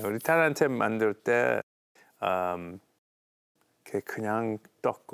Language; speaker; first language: Korean; early bilingual, heritage; English